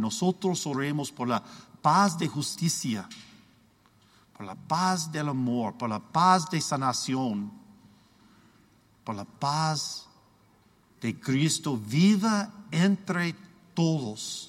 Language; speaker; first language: Spanish; non-native, learner; English